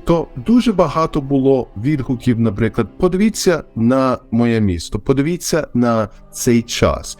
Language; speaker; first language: Ukrainian; early bilingual, heritage; Ukrainian